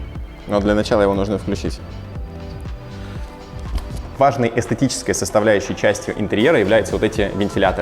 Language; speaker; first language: Russian; native; Russian